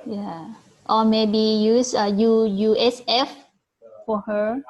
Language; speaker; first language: English; non-native, learner; Thai